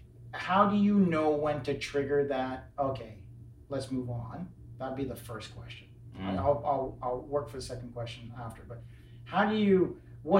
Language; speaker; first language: English; native; English